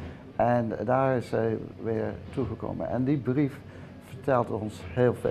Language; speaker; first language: Dutch; early bilingual, heritage; Dutch